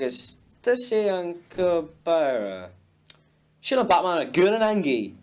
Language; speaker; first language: Irish; non-native, local second language; English